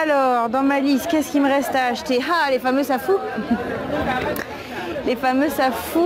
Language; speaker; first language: French; native; French